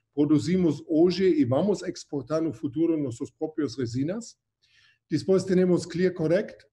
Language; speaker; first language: Portuguese; non-native, fluent; German